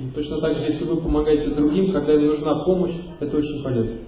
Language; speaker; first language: Russian; native; Russian